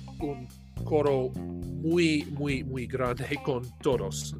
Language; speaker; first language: Spanish; non-native, learner; English